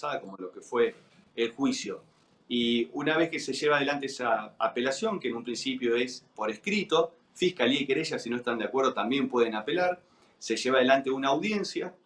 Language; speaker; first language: Spanish; native; Spanish